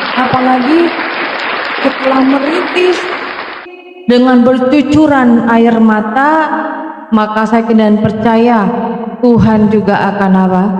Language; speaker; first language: Indonesian; non-native, local second language; Madurese